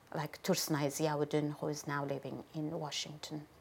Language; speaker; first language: English; non-native, fluent; Chinese